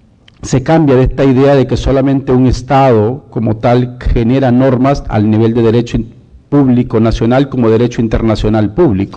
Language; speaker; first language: Spanish; native; Spanish